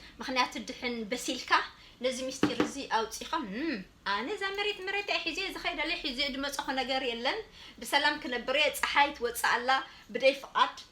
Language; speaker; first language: Tigrinya; early bilingual, heritage; Tigrinya